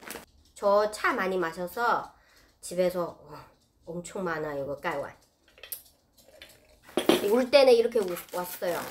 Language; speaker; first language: Korean; non-native, fluent; Chinese